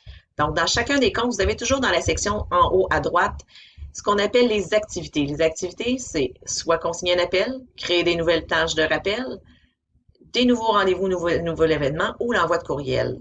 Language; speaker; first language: French; native; French